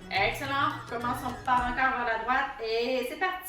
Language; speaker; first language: French; native; French